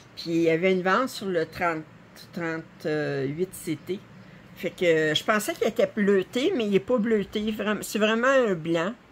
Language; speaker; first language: French; native; French